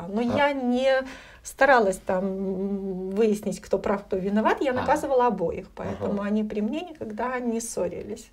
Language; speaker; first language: Russian; native; Russian